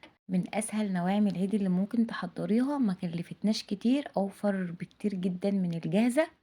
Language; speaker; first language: Arabic; native; Arabic